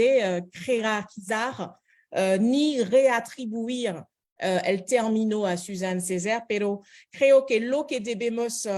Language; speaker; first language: Spanish; non-native, fluent; French